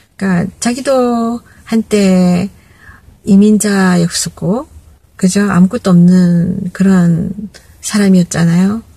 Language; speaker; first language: Korean; native; Korean